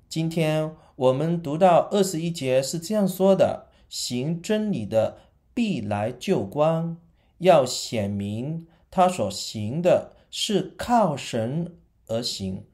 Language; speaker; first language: Chinese; non-native, local second language; Cantonese